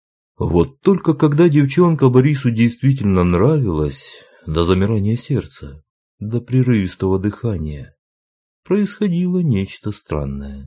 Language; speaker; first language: Russian; native; Russian